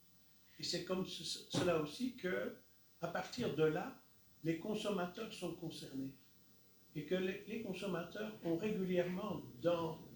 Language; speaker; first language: French; native; French